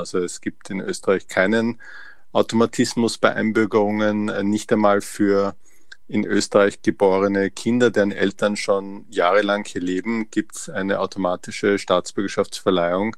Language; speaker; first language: German; native; German